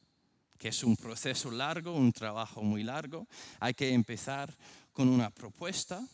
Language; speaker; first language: Spanish; non-native, fluent; English